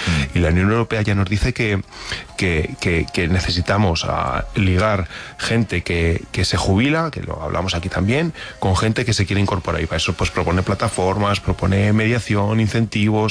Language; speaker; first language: Spanish; native; Spanish